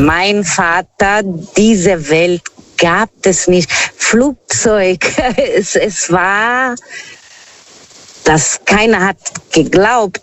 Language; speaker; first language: German; non-native, learner; Portuguese